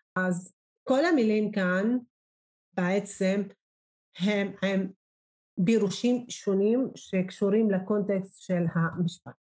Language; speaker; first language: Hebrew; non-native, local second language; Arabic